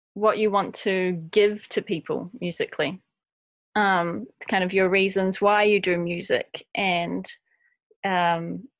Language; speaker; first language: English; native; English